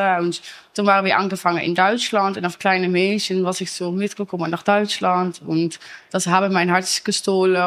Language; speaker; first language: German; non-native, learner; Dutch